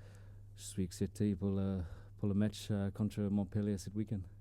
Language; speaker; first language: French; non-native, learner; English